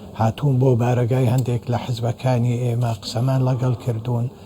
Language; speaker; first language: Central Kurdish; non-native, local second language; Assyrian Neo-Aramaic